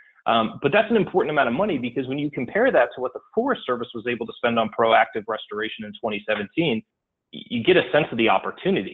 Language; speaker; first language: English; native; English